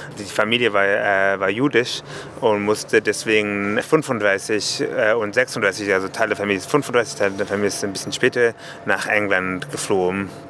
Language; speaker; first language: German; non-native, fluent; English